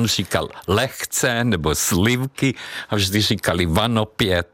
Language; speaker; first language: Czech; non-native, fluent; Hungarian